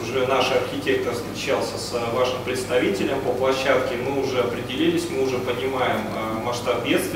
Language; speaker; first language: Russian; native; Russian